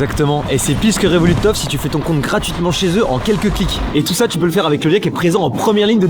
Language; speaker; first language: French; native; French